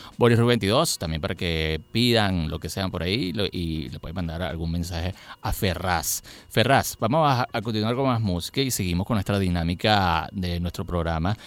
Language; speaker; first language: Spanish; native; Spanish